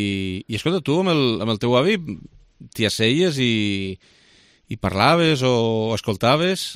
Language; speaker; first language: Catalan; native; Catalan